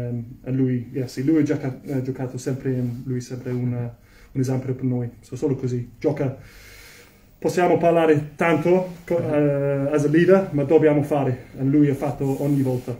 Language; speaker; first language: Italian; non-native, learner; English